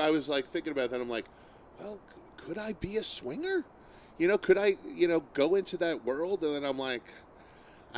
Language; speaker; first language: English; native; English